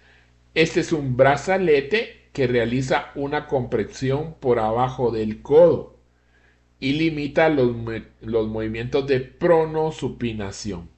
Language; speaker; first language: Spanish; native; Spanish